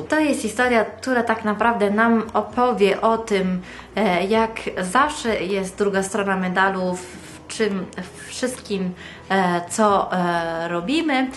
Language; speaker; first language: Polish; non-native, fluent; Italian